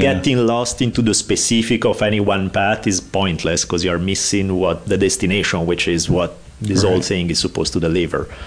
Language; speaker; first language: English; non-native, fluent; Italian